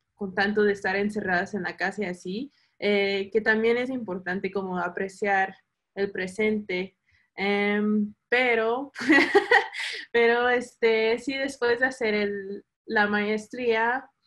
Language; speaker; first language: Spanish; early bilingual, heritage; Spanish